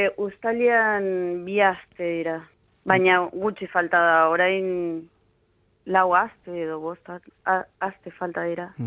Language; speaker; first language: Basque; non-native, fluent; Spanish